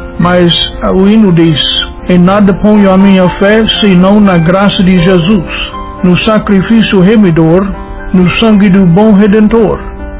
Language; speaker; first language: Portuguese; non-native, fluent; English